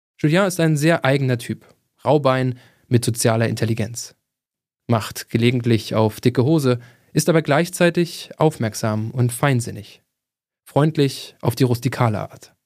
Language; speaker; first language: German; native; German